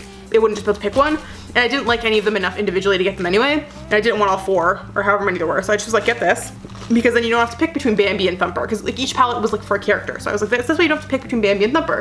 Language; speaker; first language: English; native; English